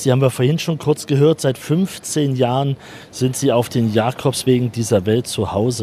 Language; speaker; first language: German; native; German